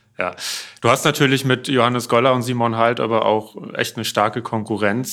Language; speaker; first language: German; native; German